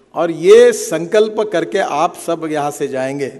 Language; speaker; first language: Hindi; non-native, local second language; Marathi